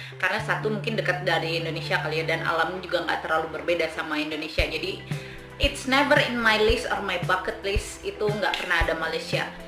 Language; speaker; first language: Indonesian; native; Indonesian